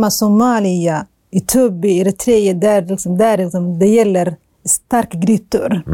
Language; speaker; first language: Swedish; non-native, fluent; Somali